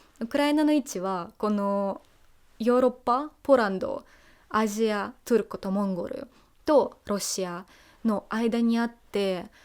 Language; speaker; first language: Japanese; non-native, fluent; Russian